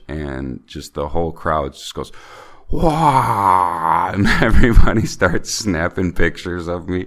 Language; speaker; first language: English; native; English